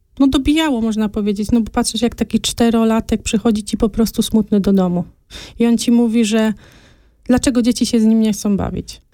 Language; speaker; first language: Polish; native; Polish